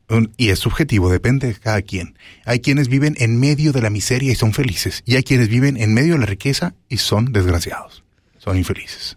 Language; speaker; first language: Spanish; native; Spanish